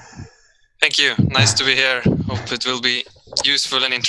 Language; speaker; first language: English; non-native, fluent; Swedish